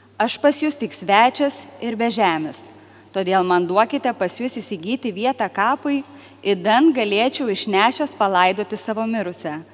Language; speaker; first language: Lithuanian; native; Lithuanian